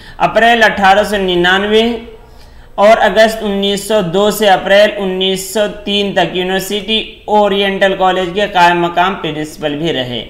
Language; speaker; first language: Urdu; native; Urdu